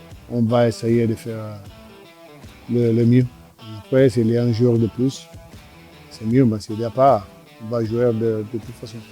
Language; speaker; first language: French; non-native, fluent; Italian